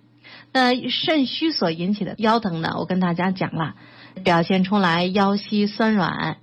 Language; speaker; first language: Chinese; native; Chinese